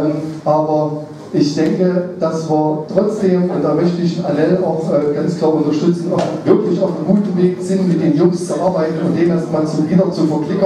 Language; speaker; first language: German; native; German